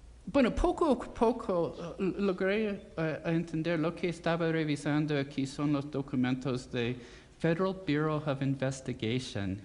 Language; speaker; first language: Spanish; non-native, fluent; English